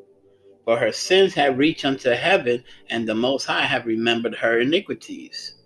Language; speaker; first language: English; native; English